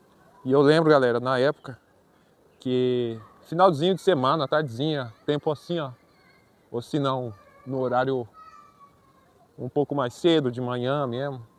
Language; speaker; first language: Portuguese; native; Portuguese